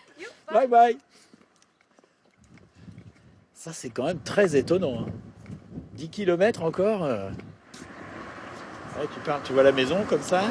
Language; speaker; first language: French; native; French